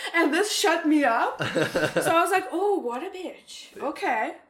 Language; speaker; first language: English; non-native, fluent; Ukrainian